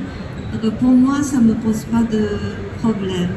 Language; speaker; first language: French; non-native, fluent; Japanese